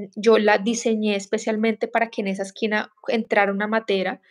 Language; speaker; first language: Spanish; native; Spanish